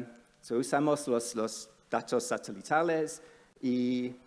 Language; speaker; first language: Spanish; non-native, fluent; English